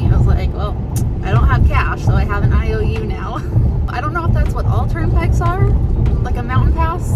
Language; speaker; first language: English; native; English